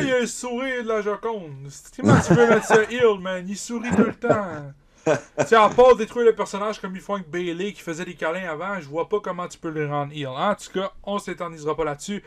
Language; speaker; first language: French; native; French